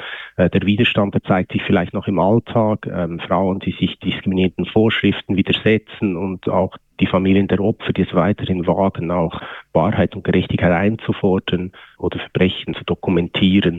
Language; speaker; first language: German; native; German